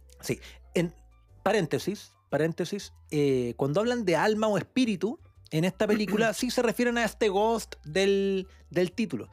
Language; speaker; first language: Spanish; native; Spanish